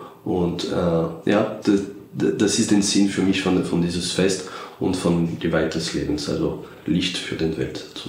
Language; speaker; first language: German; non-native, fluent; French